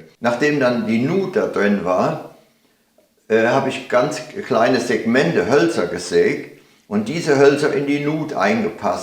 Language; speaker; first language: German; native; German